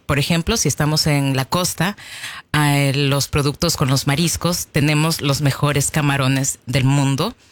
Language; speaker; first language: Spanish; native; Spanish